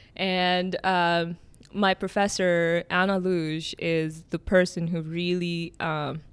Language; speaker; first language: English; early bilingual, other home language; Arabic